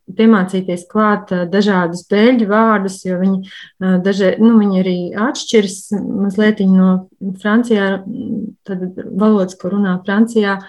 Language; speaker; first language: Latvian; native; Latvian